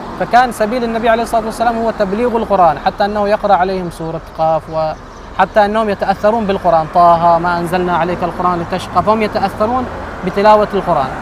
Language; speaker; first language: Arabic; native; Arabic